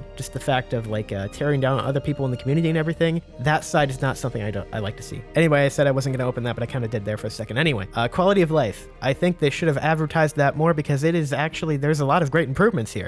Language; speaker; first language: English; native; English